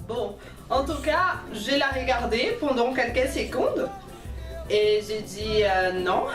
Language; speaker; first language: French; non-native, fluent; Portuguese